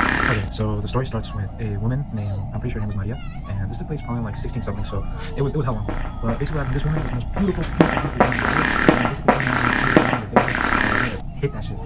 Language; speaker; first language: English; native; English